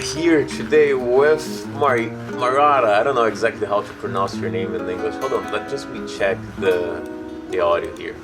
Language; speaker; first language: English; non-native, fluent; Portuguese